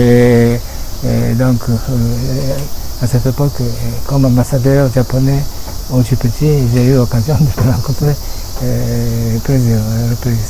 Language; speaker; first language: French; non-native, fluent; Japanese